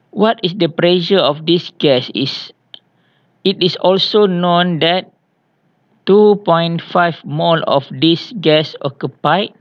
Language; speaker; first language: English; non-native, local second language; Malay